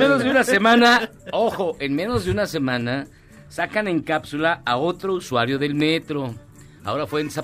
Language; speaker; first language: Spanish; native; Spanish